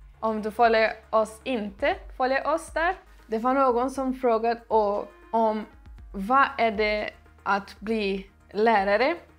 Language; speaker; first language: Swedish; non-native, learner; Portuguese